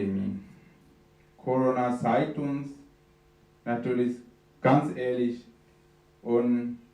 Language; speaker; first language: German; non-native, fluent; Sinhala